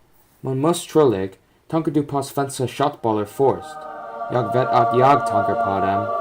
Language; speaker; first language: Swedish; non-native, learner; English